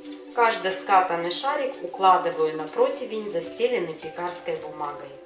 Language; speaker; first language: Russian; native; Russian